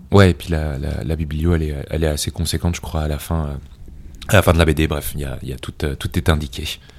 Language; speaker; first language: French; native; French